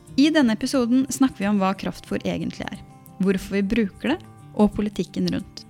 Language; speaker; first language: Norwegian; native; Norwegian